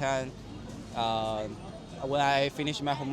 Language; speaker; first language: English; non-native, learner; Chinese